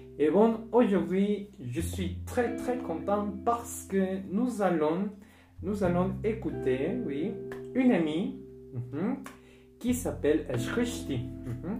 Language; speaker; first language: French; non-native, fluent; Spanish